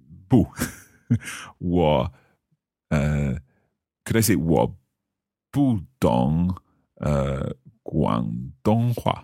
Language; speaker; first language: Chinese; non-native, learner; English